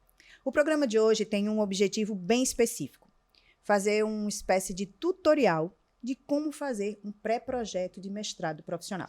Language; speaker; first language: Portuguese; native; Portuguese